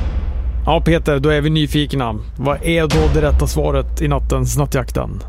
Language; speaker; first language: Swedish; native; Swedish